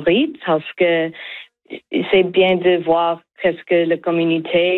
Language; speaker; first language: French; non-native, learner; English